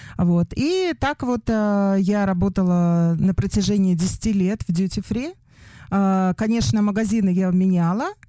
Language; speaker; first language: Russian; native; Russian